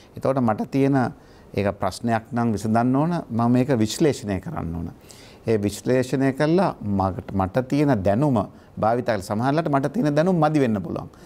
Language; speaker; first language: Sinhala; native; Sinhala